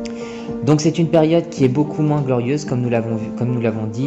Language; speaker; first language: French; native; French